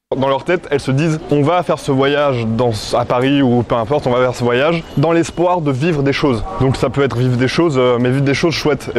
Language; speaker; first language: French; early bilingual, other home language; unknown